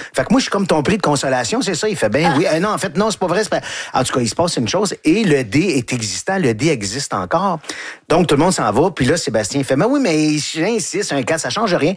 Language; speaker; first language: French; native; French